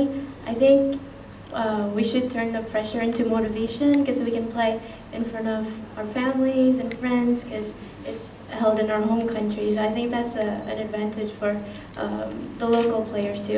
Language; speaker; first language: English; non-native, fluent; Indonesian